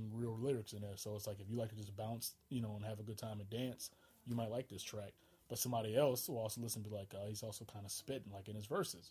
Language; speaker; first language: English; native; English